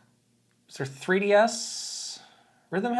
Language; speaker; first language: English; native; English